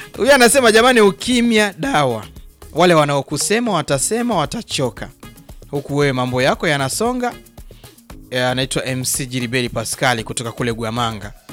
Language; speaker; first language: Swahili; native; Swahili